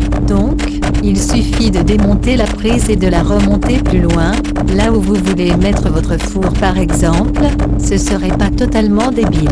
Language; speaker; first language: French; native; French